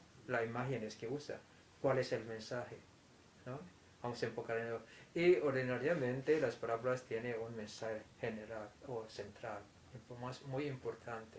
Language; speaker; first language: Spanish; non-native, fluent; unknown